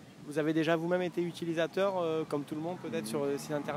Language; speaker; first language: French; native; French